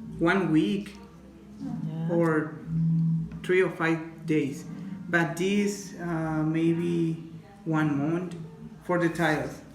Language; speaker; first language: English; non-native, learner; Spanish